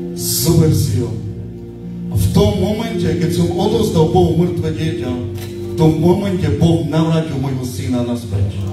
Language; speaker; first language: Slovak; non-native, local second language; Romany